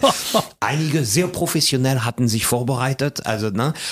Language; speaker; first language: German; non-native, fluent; French